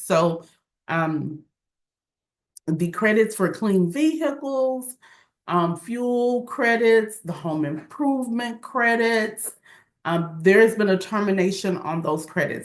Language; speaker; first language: English; native; English